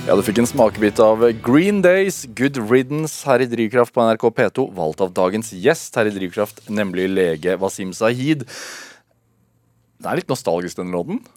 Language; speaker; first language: Norwegian; native; Norwegian